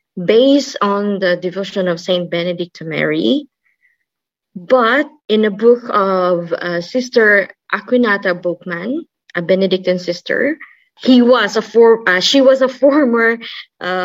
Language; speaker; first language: English; non-native, local second language; Cebuano